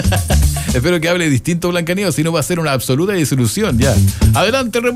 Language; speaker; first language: Spanish; native; Spanish